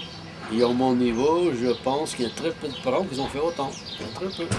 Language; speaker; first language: French; non-native, fluent; Portuguese